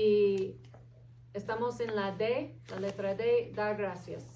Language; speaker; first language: Spanish; non-native, fluent; English